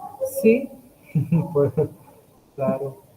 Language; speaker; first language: Spanish; non-native, learner; Portuguese